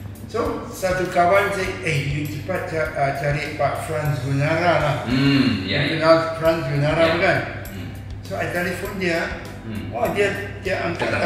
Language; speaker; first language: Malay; non-native, local second language; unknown